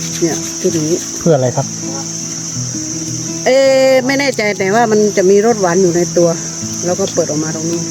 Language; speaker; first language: Thai; native; Thai